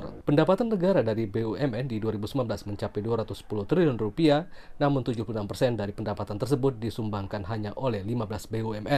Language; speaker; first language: Indonesian; native; Indonesian